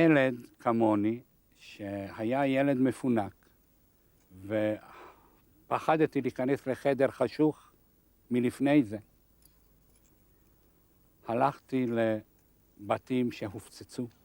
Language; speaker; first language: Hebrew; non-native, fluent; Hungarian